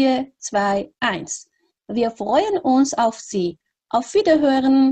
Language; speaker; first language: German; non-native, fluent; Persian